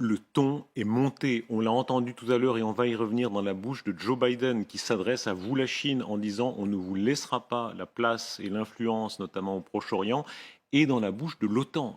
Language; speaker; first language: French; native; French